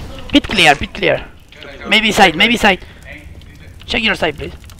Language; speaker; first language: English; non-native, learner; Spanish